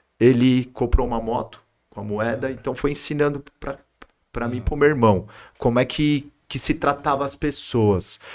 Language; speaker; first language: Portuguese; native; Portuguese